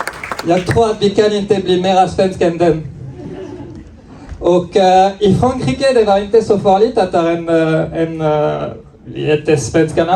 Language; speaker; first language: Swedish; non-native, learner; French